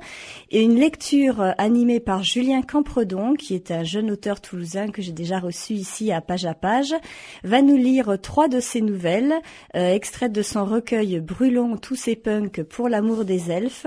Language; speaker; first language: French; native; French